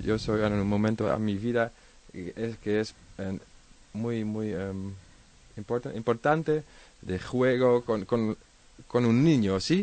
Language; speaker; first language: Spanish; non-native, learner; Dutch